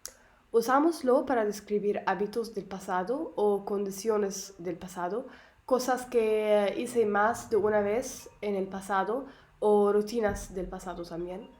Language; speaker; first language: Spanish; non-native, learner; Arabic